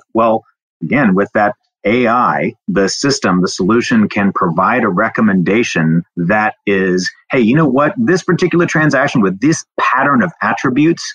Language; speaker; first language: English; native; English